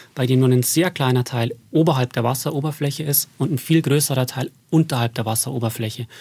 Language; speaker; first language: German; native; German